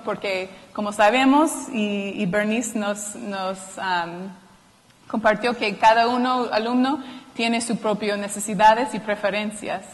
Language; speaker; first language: Spanish; non-native, fluent; English